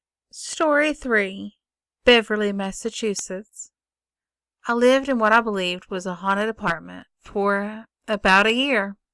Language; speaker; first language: English; native; English